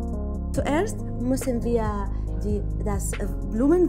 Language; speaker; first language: German; non-native, learner; Arabic